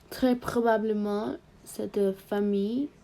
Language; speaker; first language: French; non-native, learner; Spanish